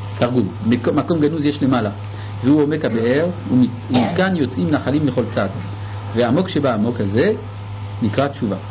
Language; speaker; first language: Hebrew; non-native, fluent; French